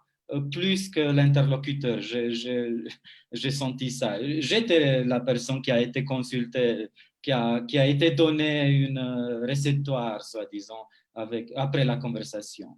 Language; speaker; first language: French; non-native, fluent; Romanian